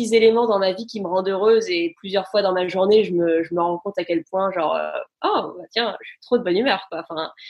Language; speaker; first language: French; native; French